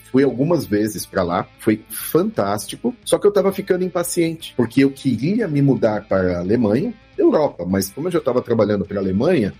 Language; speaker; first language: Portuguese; native; Portuguese